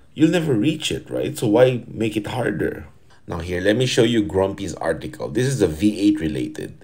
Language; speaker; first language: English; non-native, fluent; Portuguese